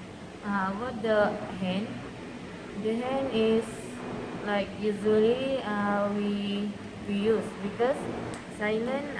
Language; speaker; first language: English; non-native, learner; Malay